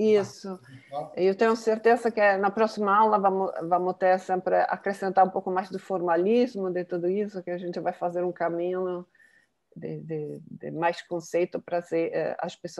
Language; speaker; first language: Portuguese; non-native, fluent; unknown